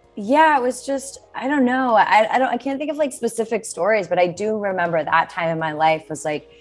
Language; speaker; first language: English; native; English